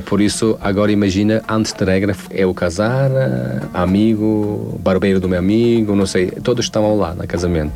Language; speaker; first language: Portuguese; non-native, fluent; Tajik